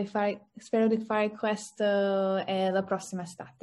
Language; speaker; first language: Italian; non-native, learner; English